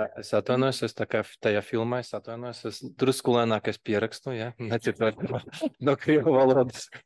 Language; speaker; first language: Latvian; non-native, local second language; Russian